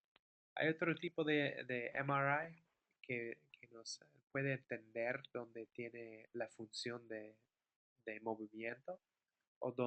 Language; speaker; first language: Spanish; non-native, fluent; English